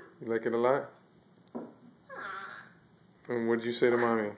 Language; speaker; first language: English; native; English